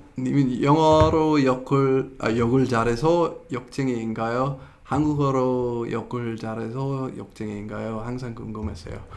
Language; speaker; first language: Korean; non-native, fluent; English